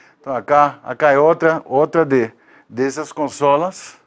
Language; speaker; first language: Portuguese; non-native, learner; Spanish